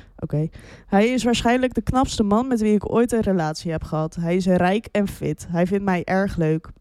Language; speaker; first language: Dutch; native; Dutch